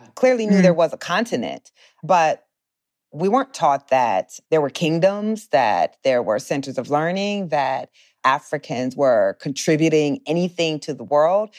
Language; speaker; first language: English; native; English